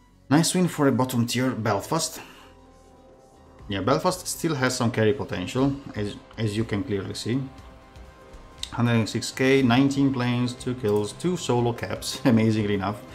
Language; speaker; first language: English; non-native, fluent; Italian